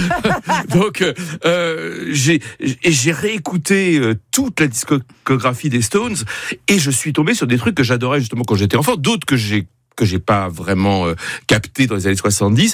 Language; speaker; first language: French; native; French